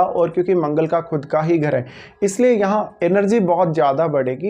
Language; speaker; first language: Hindi; native; Hindi